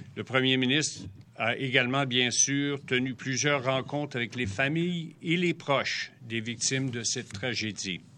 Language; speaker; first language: French; native; French